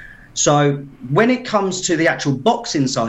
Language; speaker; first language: English; native; English